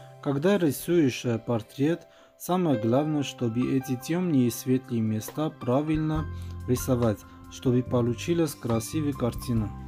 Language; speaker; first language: Russian; non-native, fluent; Armenian